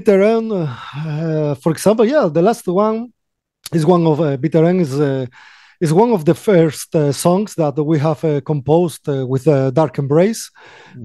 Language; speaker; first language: English; non-native, fluent; Spanish